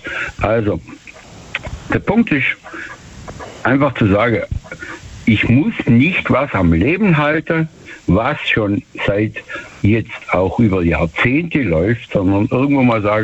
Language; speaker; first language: German; native; German